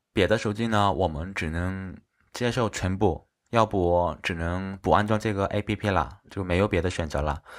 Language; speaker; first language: Chinese; non-native, fluent; Korean